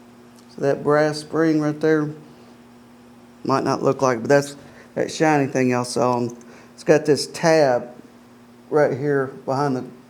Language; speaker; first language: English; native; English